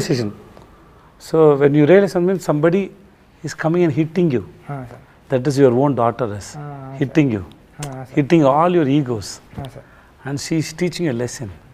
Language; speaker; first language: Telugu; non-native, learner; Tamil